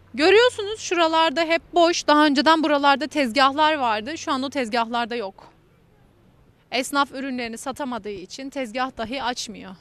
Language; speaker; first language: Turkish; native; Turkish